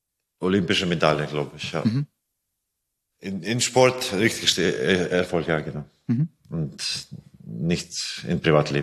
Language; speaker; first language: German; non-native, fluent; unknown